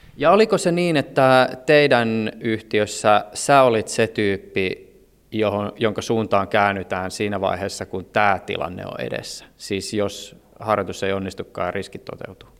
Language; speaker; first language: Finnish; native; Finnish